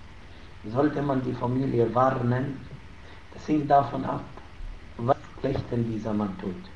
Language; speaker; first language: German; non-native, fluent; Arabic